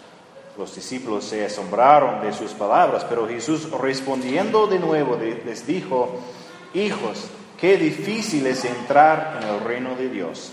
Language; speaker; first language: Spanish; non-native, fluent; English